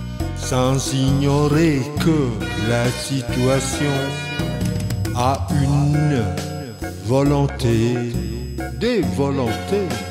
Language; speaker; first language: French; non-native, fluent; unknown